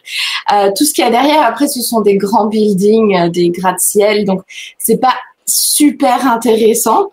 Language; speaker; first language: French; native; French